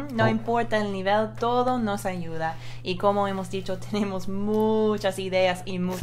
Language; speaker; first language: Spanish; non-native, fluent; English